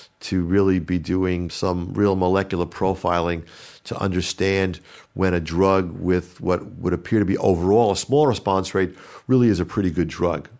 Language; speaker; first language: English; native; English